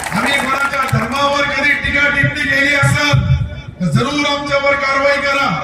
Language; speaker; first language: Marathi; non-native, local second language; Urdu